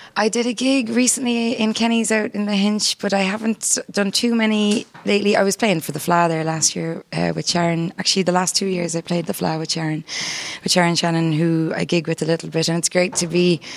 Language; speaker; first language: English; native; English